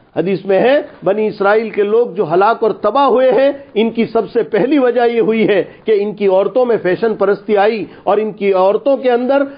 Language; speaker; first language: Urdu; non-native, local second language; Gujarati